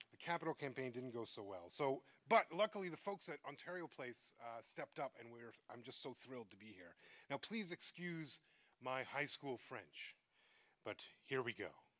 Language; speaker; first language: English; native; English